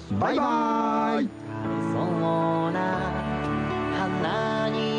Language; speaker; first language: Japanese; native; Japanese